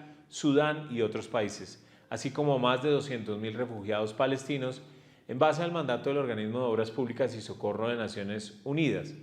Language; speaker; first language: Spanish; native; Spanish